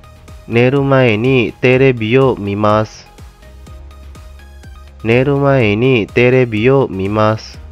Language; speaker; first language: Japanese; non-native, fluent; Indonesian